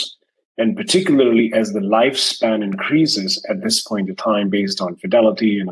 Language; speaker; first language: English; non-native, local second language; Hindi